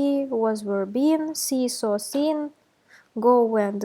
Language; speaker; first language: English; non-native, fluent; Russian